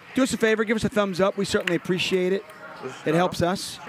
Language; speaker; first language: English; native; English